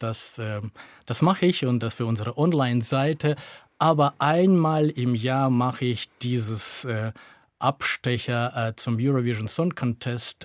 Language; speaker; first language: German; native; German